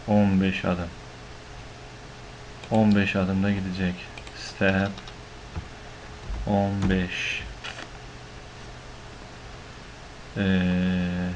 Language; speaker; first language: Turkish; native; Turkish